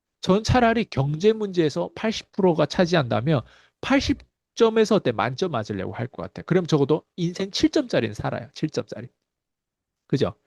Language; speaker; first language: Korean; early bilingual, heritage; Korean